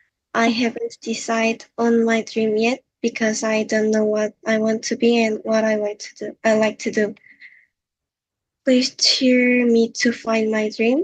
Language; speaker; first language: English; non-native, learner; Korean